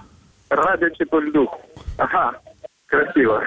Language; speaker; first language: Russian; non-native, fluent; Romanian